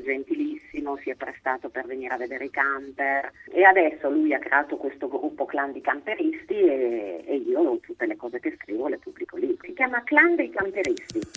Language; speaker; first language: Italian; native; Italian